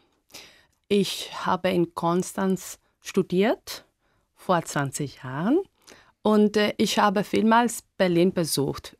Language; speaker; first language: German; non-native, fluent; Greek